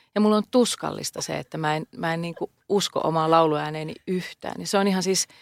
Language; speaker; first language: Finnish; native; Finnish